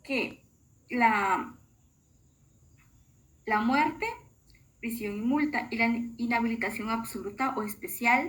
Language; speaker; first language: Spanish; native; Spanish